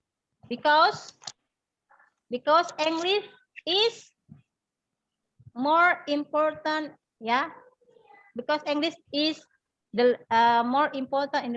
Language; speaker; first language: English; non-native, learner; Indonesian